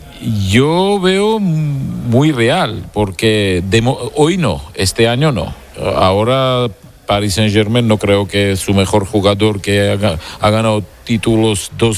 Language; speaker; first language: Spanish; non-native, fluent; Georgian